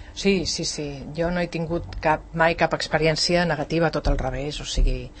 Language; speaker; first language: Catalan; native; Catalan